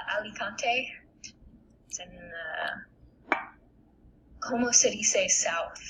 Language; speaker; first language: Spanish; non-native, learner; English